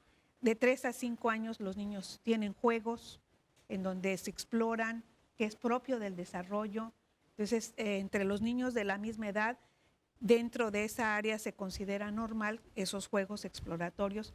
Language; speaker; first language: Spanish; native; Spanish